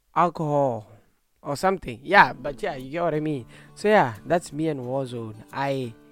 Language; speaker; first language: English; non-native, local second language; Tswana